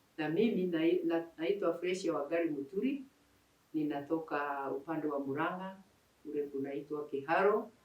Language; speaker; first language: Swahili; non-native, local second language; Kikuyu